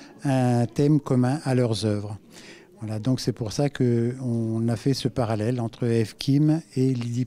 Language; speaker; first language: French; native; French